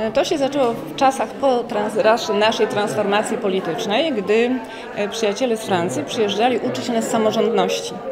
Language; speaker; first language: Polish; native; Polish